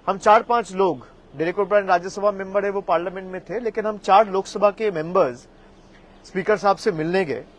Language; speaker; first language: Hindi; non-native, local second language; Bangla